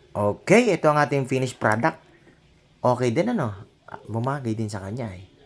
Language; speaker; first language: Filipino; native; Filipino